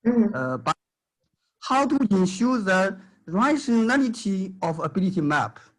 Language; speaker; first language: English; non-native, fluent; Chinese